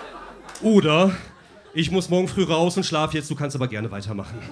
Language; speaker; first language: German; native; German